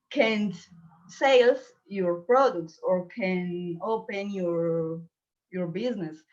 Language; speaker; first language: English; non-native, learner; Spanish